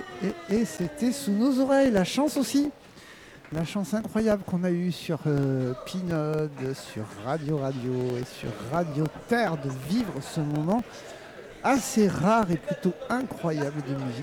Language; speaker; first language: French; native; French